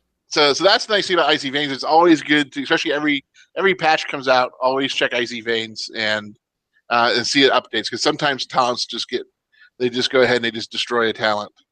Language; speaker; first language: English; native; English